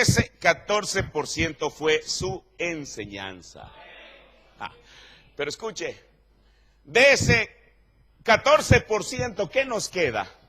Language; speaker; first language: Spanish; native; Spanish